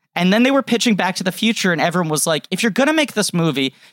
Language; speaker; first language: English; native; English